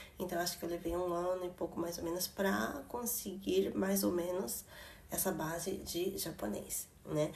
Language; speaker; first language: Portuguese; early bilingual, heritage; Portuguese